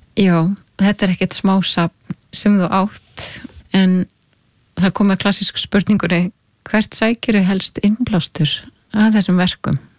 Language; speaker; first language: Icelandic; native; Icelandic